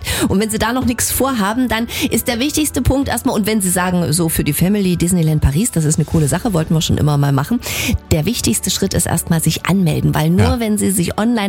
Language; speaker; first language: German; native; German